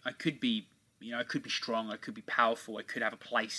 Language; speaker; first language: English; native; English